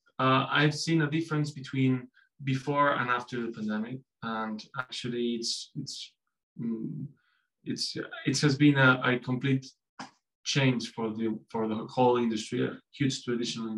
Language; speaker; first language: English; non-native, fluent; Spanish